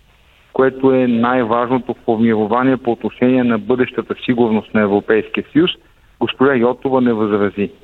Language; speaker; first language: Bulgarian; native; Bulgarian